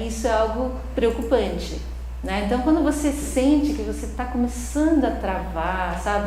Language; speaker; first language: Portuguese; native; Portuguese